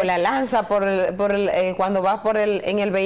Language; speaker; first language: Spanish; native; Spanish